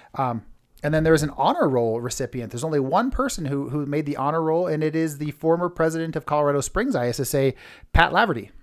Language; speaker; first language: English; native; English